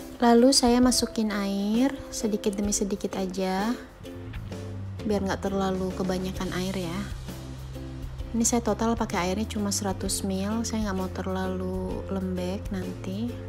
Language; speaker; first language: Indonesian; native; Indonesian